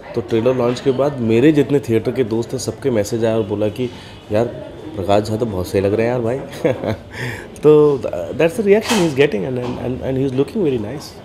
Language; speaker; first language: Hindi; native; Hindi